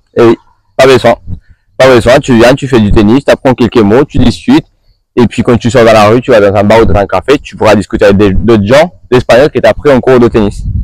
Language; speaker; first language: French; non-native, fluent; Spanish